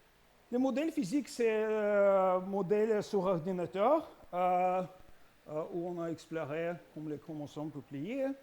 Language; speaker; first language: French; non-native, learner; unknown